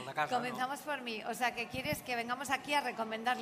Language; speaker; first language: Spanish; native; Spanish